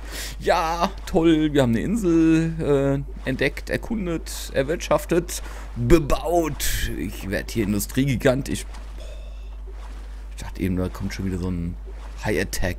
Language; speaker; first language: German; native; German